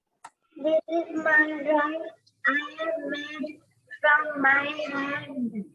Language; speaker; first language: English; non-native, learner; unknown